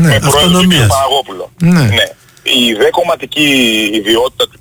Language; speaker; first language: Greek; native; Greek